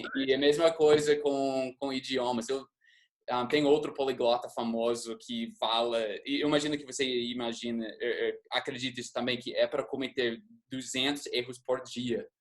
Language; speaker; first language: Portuguese; non-native, fluent; English